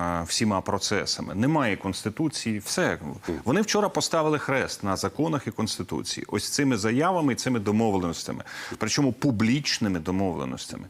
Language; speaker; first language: Ukrainian; native; Ukrainian